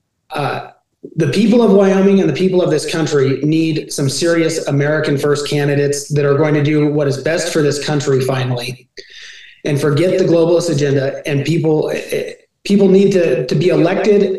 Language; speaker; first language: English; native; English